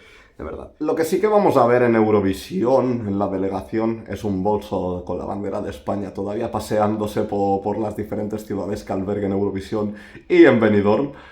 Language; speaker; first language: Spanish; native; Spanish